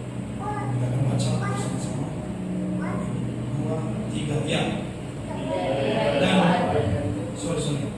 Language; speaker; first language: Indonesian; native; Indonesian